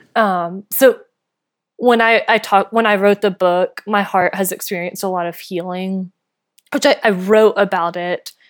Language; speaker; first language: English; native; English